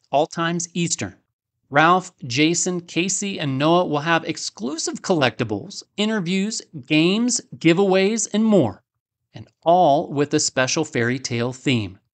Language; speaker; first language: English; native; English